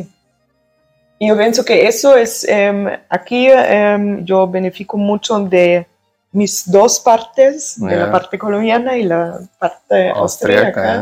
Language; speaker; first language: Spanish; early bilingual, heritage; German